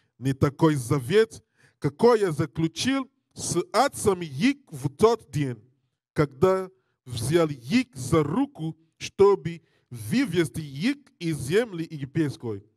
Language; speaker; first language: Russian; non-native, learner; English